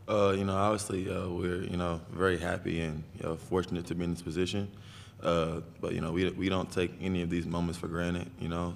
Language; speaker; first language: English; native; English